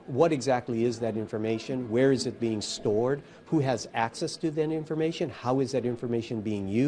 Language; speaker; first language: English; native; English